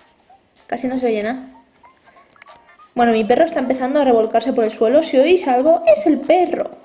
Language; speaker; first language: Spanish; native; Spanish